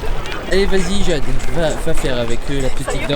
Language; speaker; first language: French; native; French